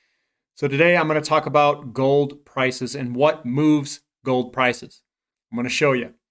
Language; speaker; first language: English; native; English